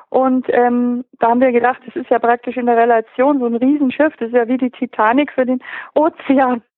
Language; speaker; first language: German; native; German